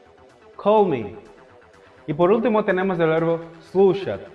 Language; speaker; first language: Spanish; non-native, fluent; Portuguese